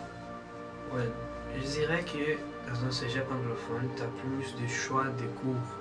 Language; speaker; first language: French; non-native, fluent; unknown